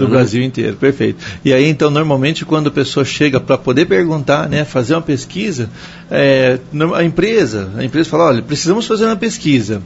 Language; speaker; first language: Portuguese; native; Portuguese